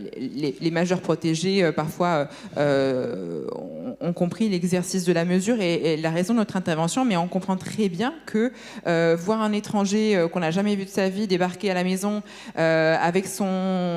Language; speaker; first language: French; native; French